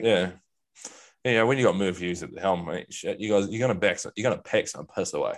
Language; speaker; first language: English; native; English